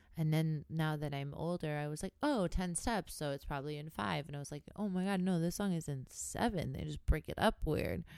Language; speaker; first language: English; early bilingual, other home language; Greek